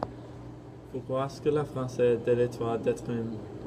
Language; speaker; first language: French; non-native, learner; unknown